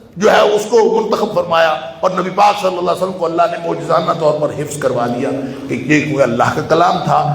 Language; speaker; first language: Urdu; non-native, local second language; Punjabi